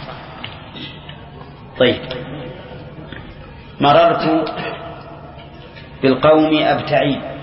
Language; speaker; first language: Arabic; native; Arabic